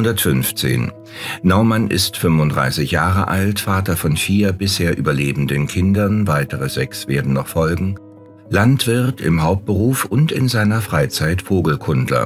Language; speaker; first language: German; native; German